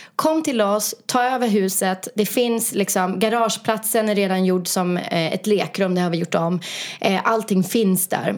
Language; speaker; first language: Swedish; native; Swedish